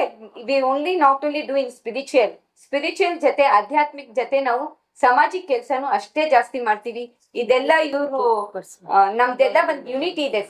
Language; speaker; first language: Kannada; non-native, local second language; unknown